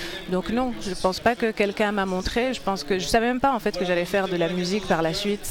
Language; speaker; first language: French; non-native, local second language; Arabic